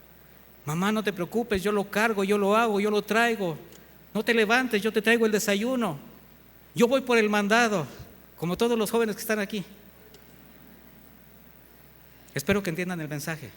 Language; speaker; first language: Spanish; native; Spanish